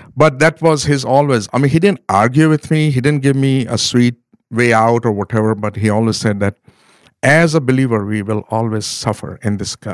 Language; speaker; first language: English; non-native, local second language; Urdu